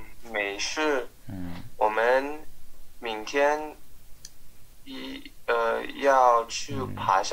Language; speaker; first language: Chinese; non-native, learner; English